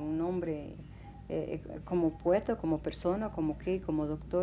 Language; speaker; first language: Spanish; non-native, fluent; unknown